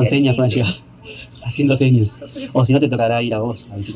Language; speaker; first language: Spanish; native; Spanish